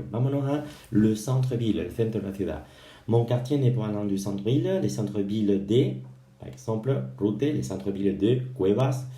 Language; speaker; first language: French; non-native, fluent; Spanish